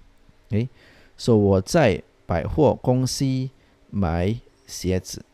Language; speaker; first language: Chinese; non-native, fluent; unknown